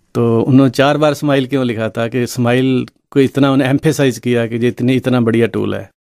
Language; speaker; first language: Hindi; non-native, local second language; Punjabi